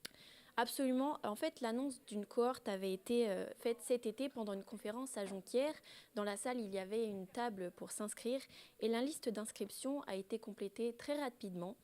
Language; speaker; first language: French; native; French